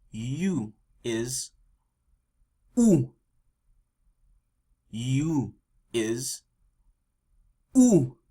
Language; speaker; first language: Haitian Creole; early bilingual, heritage; Haitian Creole